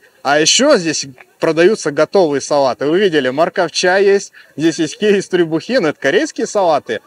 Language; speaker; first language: Russian; native; Russian